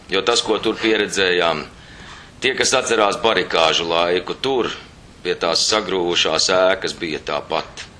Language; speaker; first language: Latvian; native; Latvian